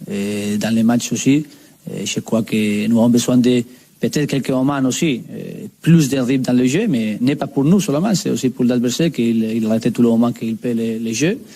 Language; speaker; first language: French; non-native, learner; Spanish